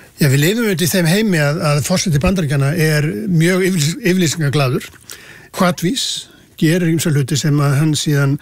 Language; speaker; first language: Icelandic; native; Icelandic